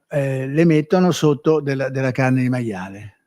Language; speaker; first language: Italian; native; Italian